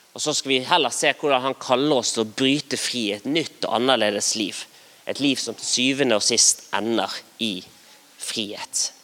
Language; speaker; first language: Norwegian; native; Norwegian